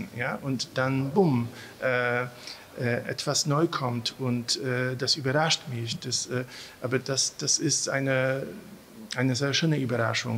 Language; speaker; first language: German; non-native, fluent; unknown